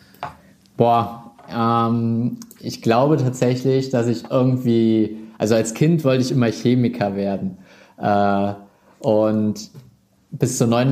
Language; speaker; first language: German; native; German